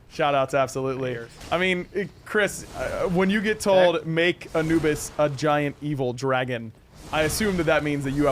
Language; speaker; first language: English; native; English